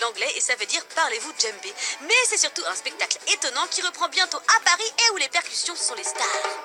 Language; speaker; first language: French; native; French